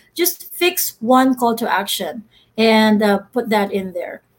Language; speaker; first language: English; non-native, local second language; Filipino